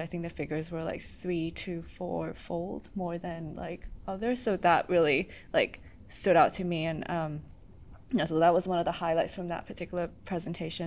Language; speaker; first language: English; non-native, local second language; Cantonese